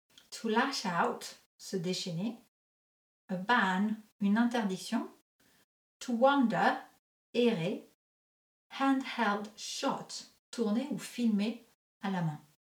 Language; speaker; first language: French; native; French